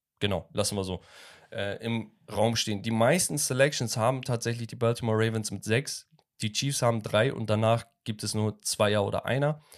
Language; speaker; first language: German; early bilingual, other home language; Turkish